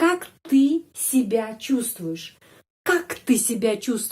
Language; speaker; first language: Russian; non-native, fluent; Indonesian